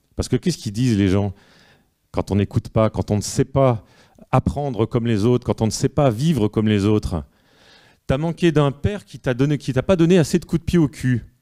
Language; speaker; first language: French; native; French